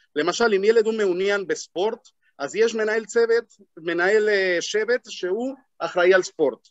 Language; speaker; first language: Hebrew; non-native, fluent; Spanish